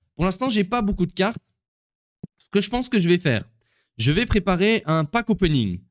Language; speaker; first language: French; native; French